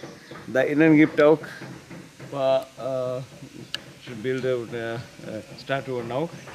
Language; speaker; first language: German; non-native, learner; Sinhala